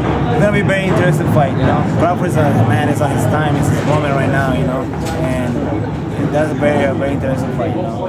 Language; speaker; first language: English; non-native, fluent; Spanish